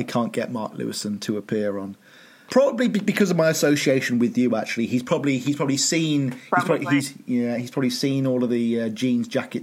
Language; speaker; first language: English; native; English